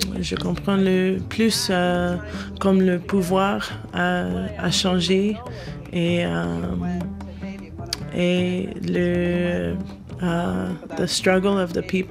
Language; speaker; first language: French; non-native, learner; English